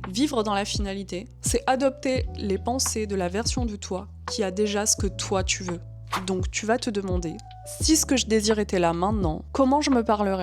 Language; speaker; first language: French; native; French